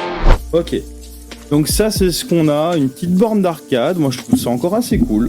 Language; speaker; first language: French; native; French